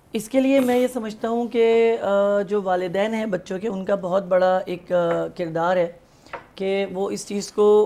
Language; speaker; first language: Urdu; native; Urdu